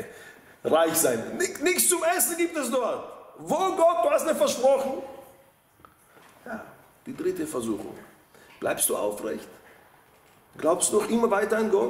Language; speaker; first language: German; non-native, fluent; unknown